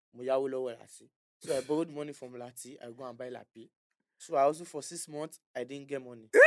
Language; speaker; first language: English; non-native, local second language; Yoruba